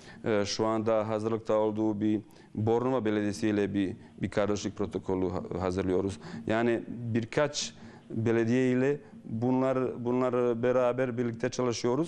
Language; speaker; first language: Turkish; non-native, fluent; Bosnian